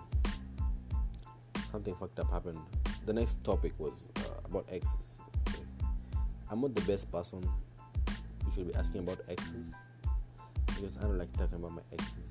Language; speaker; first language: English; non-native, local second language; Swahili